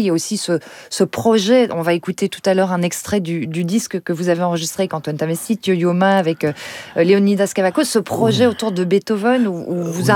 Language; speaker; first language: French; native; French